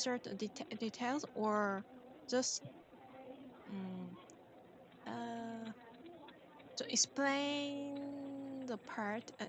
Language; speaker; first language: English; non-native, learner; Korean